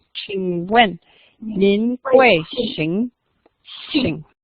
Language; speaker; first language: Chinese; non-native, learner; English